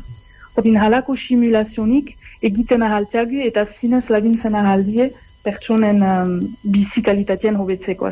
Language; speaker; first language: Basque; native; Basque